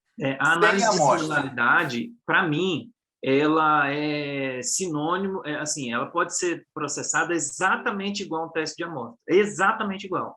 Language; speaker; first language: Portuguese; native; Portuguese